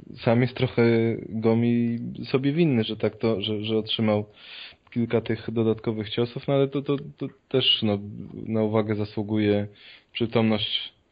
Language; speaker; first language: Polish; native; Polish